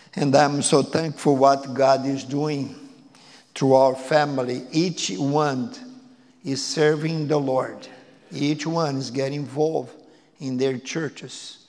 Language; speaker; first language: English; non-native, learner; Portuguese